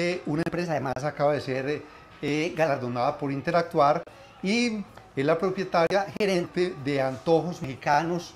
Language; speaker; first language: Spanish; native; Spanish